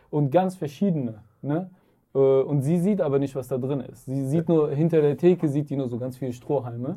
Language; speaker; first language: German; early bilingual, other home language; Arabic